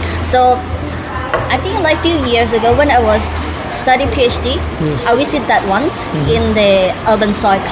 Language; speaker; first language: English; non-native, learner; Thai